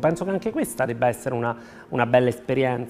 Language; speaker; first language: Italian; native; Italian